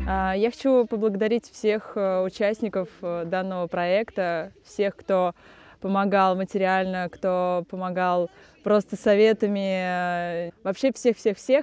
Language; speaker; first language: Russian; native; Russian